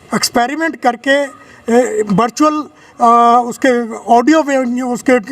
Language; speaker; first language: Hindi; non-native, local second language; Punjabi